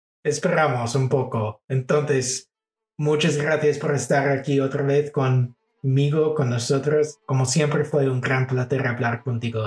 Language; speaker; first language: Spanish; non-native, fluent; English